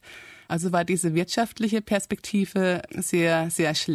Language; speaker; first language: German; native; German